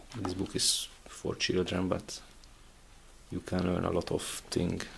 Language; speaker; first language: English; non-native, fluent; Hungarian